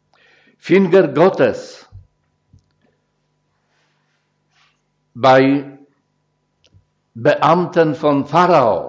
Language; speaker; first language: German; non-native, fluent; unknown